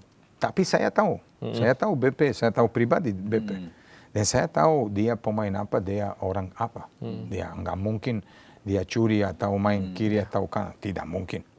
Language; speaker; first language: Indonesian; non-native, learner; Serbian